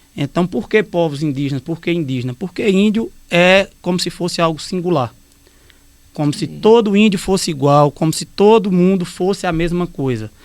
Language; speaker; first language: Portuguese; native; Portuguese